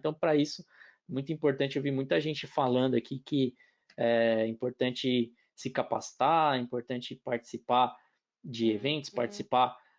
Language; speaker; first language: Portuguese; native; Portuguese